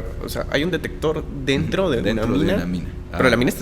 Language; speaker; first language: Spanish; native; Spanish